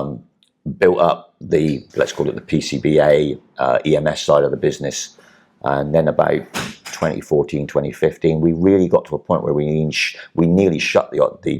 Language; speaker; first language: English; native; English